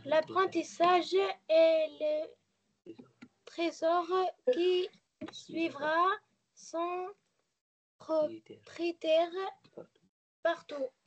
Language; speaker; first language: French; non-native, learner; Arabic